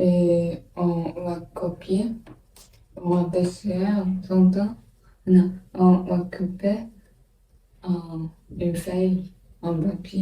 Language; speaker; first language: French; non-native, learner; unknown